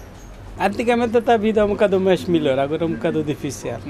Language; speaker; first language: Portuguese; non-native, learner; Bangla